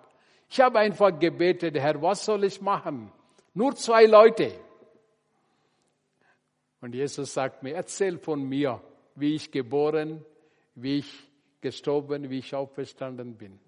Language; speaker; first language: German; non-native, learner; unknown